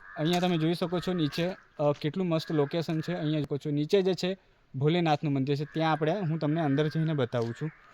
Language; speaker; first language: Gujarati; non-native, local second language; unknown